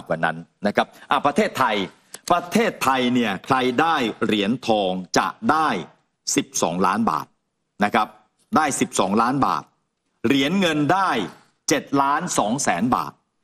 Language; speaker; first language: Thai; native; Thai